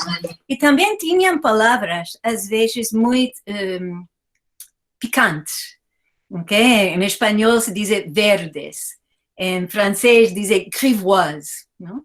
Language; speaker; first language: Portuguese; non-native, fluent; English